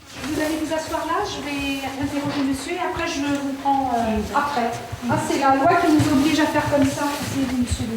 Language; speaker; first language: French; native; French